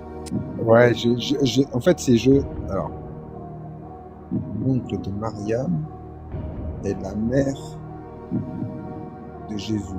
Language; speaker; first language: French; native; French